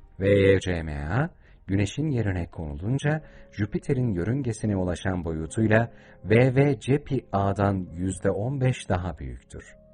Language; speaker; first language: Turkish; native; Turkish